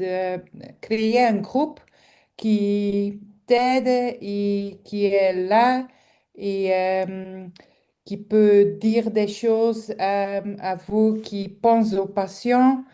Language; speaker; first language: French; non-native, local second language; Dutch